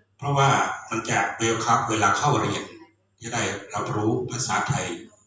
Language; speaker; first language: Thai; non-native, local second language; Khmer